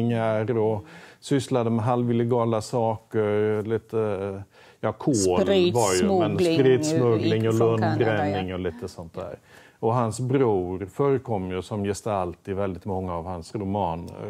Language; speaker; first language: Swedish; native; Swedish